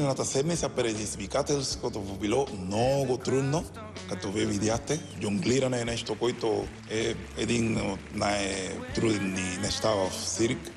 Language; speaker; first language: Bulgarian; non-native, learner; Spanish